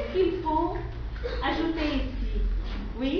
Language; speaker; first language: French; non-native, local second language; Arabic